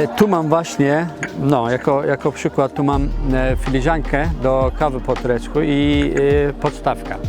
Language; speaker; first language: Polish; non-native, fluent; Turkish